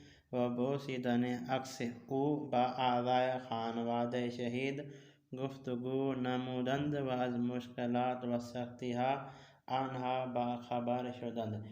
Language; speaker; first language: Persian; non-native, fluent; Urdu